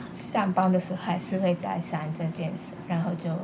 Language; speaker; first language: Chinese; non-native, fluent; Cantonese